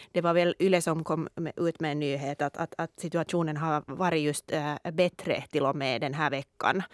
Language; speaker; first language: Swedish; non-native, local second language; Finnish